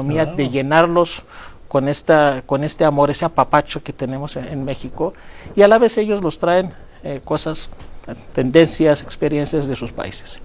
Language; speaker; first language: Spanish; non-native, fluent; Greek